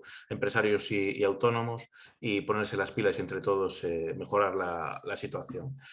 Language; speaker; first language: Spanish; native; Spanish